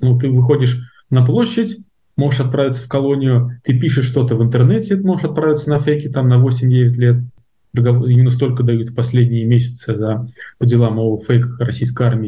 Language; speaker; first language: Russian; native; Russian